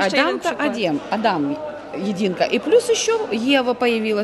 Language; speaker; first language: Polish; non-native, learner; Russian